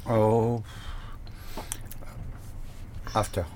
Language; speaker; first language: English; non-native, learner; French